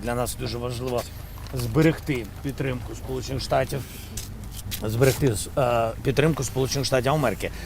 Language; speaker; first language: Ukrainian; non-native, local second language; Russian